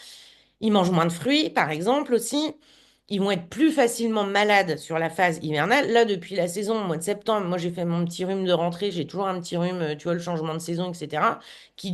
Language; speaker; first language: French; native; French